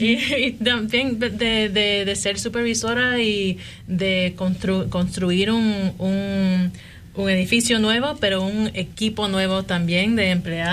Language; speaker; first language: Spanish; early bilingual, heritage; Spanish